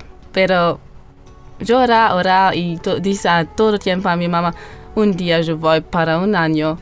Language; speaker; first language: Spanish; non-native, learner; German